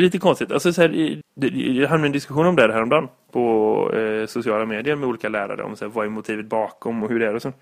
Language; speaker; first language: Swedish; native; Swedish